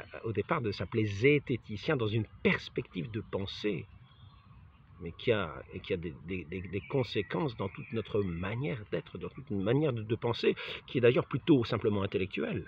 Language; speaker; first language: French; native; French